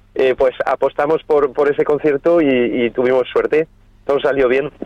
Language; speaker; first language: Spanish; non-native, fluent; French